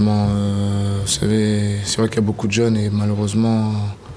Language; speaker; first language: French; native; French